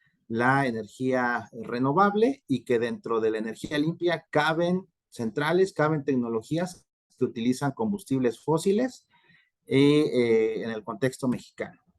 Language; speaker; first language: Spanish; native; Spanish